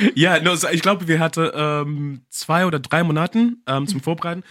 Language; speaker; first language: German; non-native, learner; English